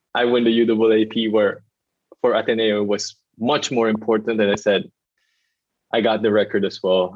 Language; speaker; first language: English; non-native, local second language; Filipino